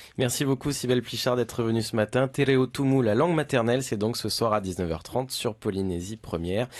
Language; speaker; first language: French; native; French